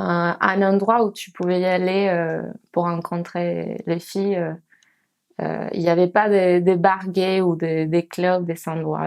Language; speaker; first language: French; non-native, fluent; Spanish